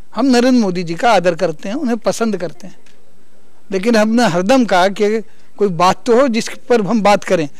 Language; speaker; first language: Hindi; native; Hindi